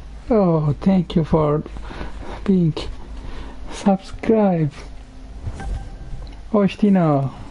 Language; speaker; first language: English; non-native, fluent; Turkish